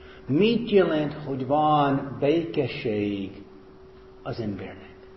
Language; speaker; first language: Hungarian; non-native, fluent; English